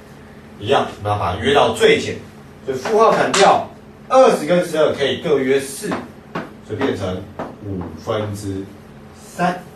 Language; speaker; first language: Chinese; native; Chinese